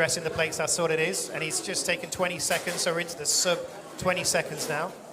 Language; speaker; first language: English; native; English